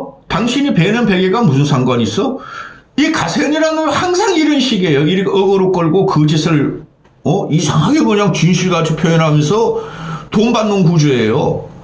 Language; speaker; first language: Korean; native; Korean